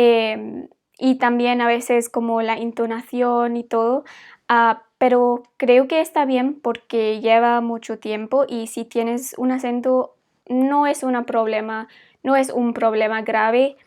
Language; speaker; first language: Spanish; non-native, fluent; English